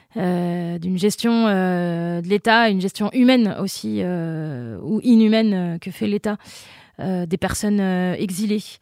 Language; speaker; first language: French; native; French